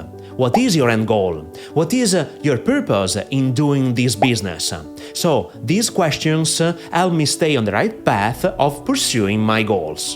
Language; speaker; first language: English; non-native, fluent; Italian